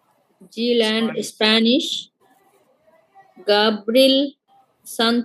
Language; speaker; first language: German; non-native, learner; Bangla